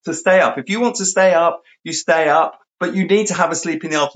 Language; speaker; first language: English; native; English